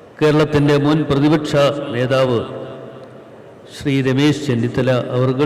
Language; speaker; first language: Malayalam; native; Malayalam